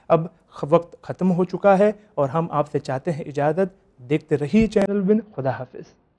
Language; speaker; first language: Urdu; native; Urdu